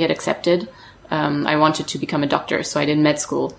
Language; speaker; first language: English; non-native, fluent; French